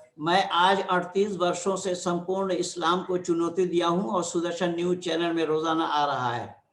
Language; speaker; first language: Hindi; non-native, local second language; Bangla